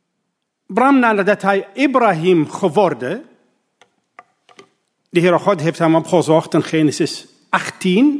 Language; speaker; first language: Dutch; non-native, learner; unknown